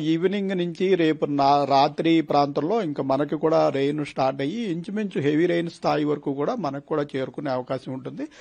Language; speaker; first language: Telugu; native; Telugu